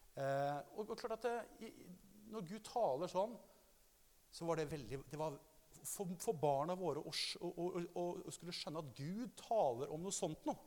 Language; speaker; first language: Norwegian; native; Norwegian